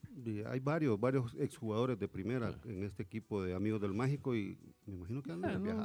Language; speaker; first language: Spanish; native; Spanish